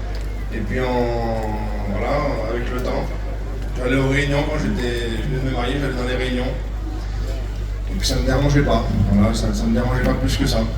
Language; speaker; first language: French; native; French